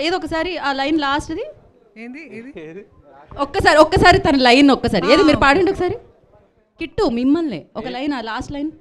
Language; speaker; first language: Telugu; native; Telugu